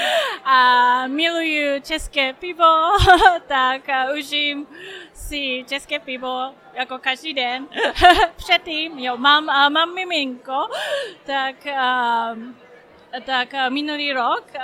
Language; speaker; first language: Czech; non-native, learner; Japanese